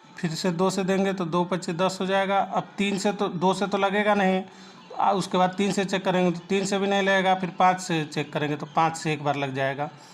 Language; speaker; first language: Hindi; native; Hindi